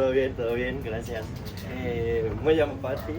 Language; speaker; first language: Spanish; non-native, fluent; French